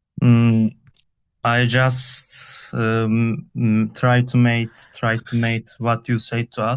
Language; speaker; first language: English; non-native, learner; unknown